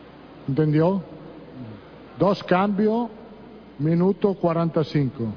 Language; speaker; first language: Portuguese; non-native, learner; Italian